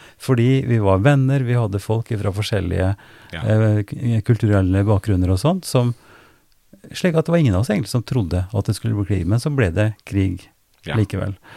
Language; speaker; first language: Norwegian; native; Norwegian